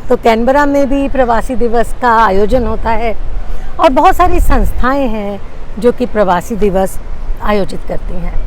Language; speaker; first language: Hindi; native; Hindi